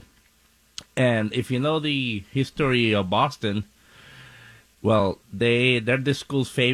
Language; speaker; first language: English; non-native, fluent; Spanish